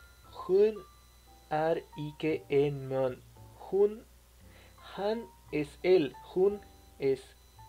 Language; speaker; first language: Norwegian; non-native, learner; Spanish